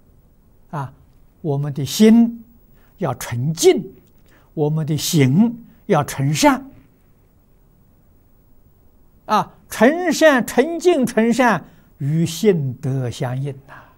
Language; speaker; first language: Chinese; native; Chinese